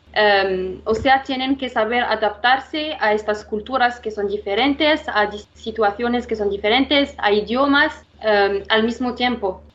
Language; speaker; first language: Spanish; non-native, fluent; Arabic